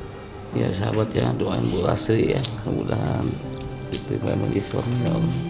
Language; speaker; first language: Indonesian; native; Indonesian